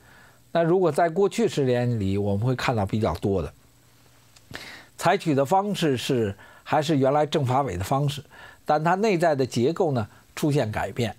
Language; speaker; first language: Chinese; native; Chinese